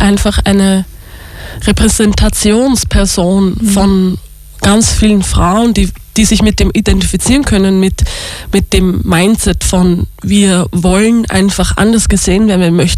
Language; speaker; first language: German; native; German